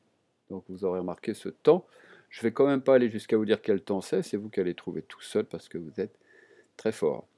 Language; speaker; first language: French; native; French